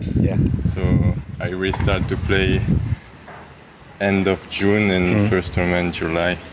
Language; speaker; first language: English; non-native, learner; French